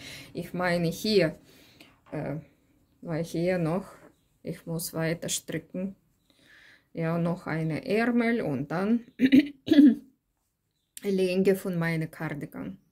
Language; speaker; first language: German; non-native, learner; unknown